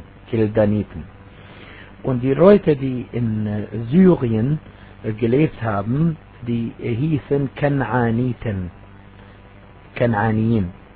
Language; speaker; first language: German; non-native, fluent; Arabic